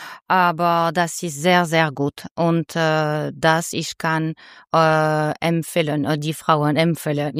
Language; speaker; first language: German; non-native, learner; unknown